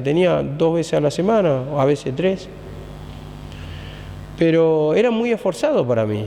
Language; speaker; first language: Spanish; native; Spanish